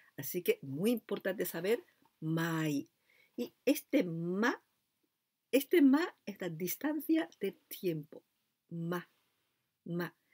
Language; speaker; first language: Spanish; non-native, fluent; Japanese